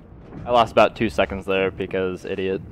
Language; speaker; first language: English; native; English